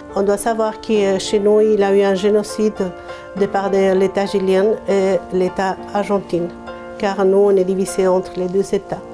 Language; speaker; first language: French; non-native, fluent; Spanish